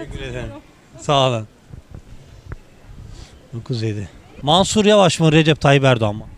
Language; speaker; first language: Turkish; native; Turkish